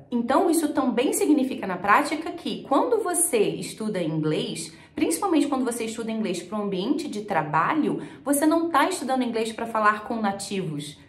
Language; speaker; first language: Portuguese; native; Portuguese